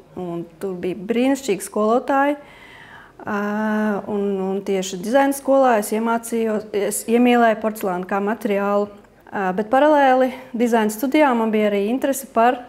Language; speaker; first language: Latvian; native; Latvian